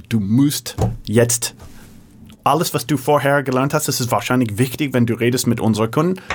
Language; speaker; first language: German; non-native, fluent; English